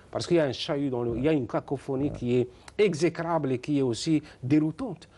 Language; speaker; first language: French; non-native, local second language; Arabic